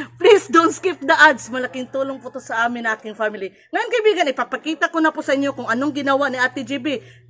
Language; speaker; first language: Filipino; non-native, local second language; Cebuano